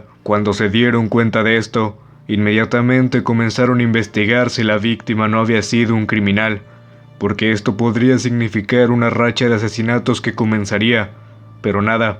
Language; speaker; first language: Spanish; native; Spanish